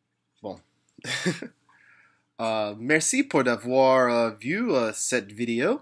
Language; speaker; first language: French; non-native, learner; English